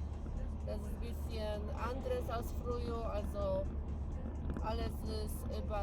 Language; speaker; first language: German; non-native, learner; Polish